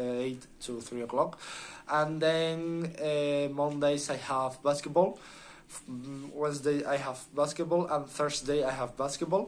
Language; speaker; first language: English; non-native, learner; Spanish